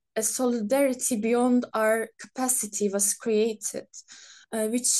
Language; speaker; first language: English; non-native, fluent; Turkish